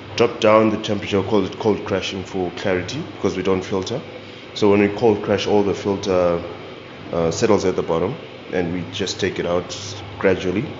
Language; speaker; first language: English; non-native, local second language; Shona